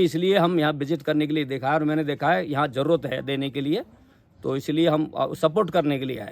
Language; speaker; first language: Hindi; native; Hindi